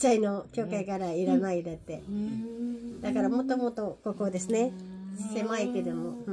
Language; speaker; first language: Japanese; non-native, learner; Filipino